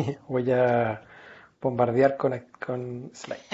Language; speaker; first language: Spanish; native; Spanish